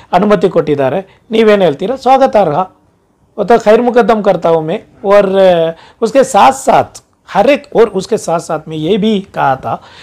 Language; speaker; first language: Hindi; non-native, local second language; Urdu